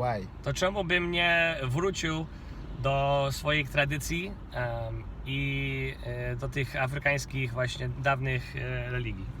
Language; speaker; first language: Polish; non-native, fluent; Kinyarwanda